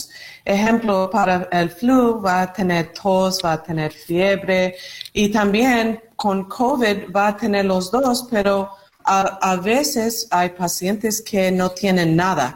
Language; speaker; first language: Spanish; non-native, learner; English